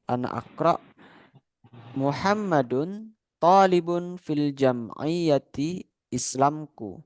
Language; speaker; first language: Arabic; non-native, fluent; Indonesian